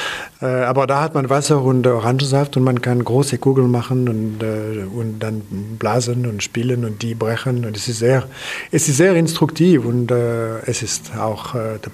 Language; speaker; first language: German; non-native, local second language; French